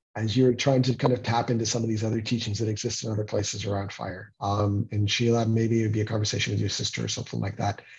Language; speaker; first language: English; native; English